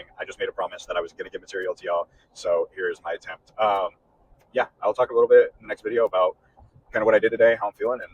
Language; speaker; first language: English; native; English